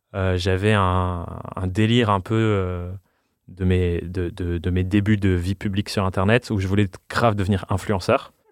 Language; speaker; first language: French; non-native, fluent; English